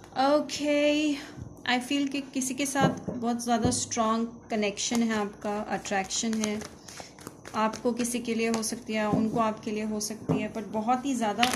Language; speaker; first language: Hindi; native; Hindi